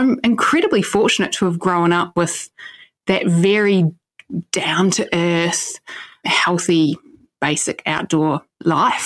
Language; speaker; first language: English; native; English